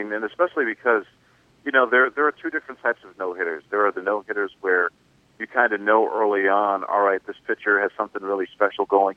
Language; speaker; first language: English; native; English